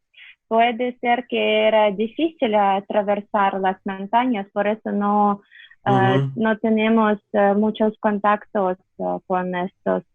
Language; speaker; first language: Spanish; non-native, fluent; Russian